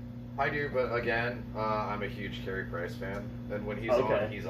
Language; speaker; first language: English; native; English